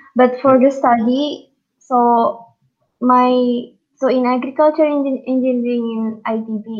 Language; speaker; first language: English; non-native, fluent; Indonesian